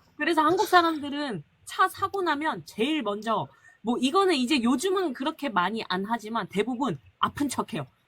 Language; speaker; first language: Korean; native; Korean